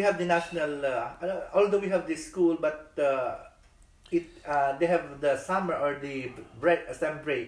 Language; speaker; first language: English; non-native, local second language; Iloko